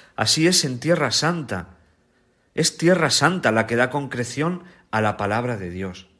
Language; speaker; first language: Spanish; native; Spanish